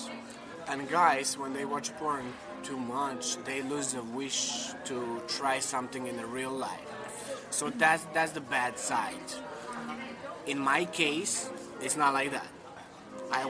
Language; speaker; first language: English; non-native, learner; Serbian